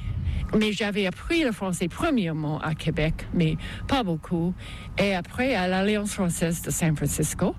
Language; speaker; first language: French; non-native, local second language; English